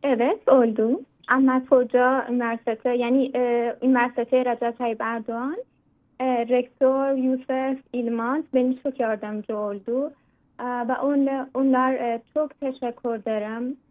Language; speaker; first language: Turkish; non-native, learner; Persian